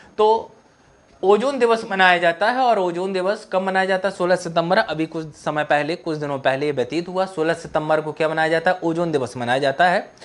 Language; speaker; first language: Hindi; native; Hindi